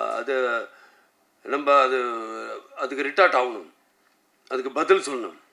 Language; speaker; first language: Tamil; non-native, local second language; Telugu